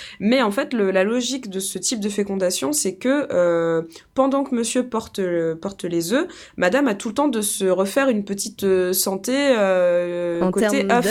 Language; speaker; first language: French; native; French